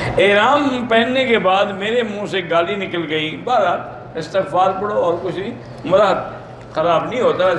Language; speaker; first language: Urdu; native; Urdu